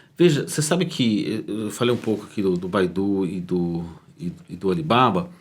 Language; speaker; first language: Portuguese; native; Portuguese